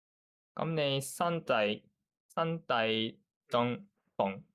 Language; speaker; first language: Cantonese; non-native, learner; Japanese